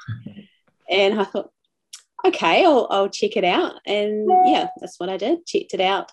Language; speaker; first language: English; native; English